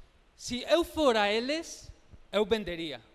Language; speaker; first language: Portuguese; non-native, learner; Spanish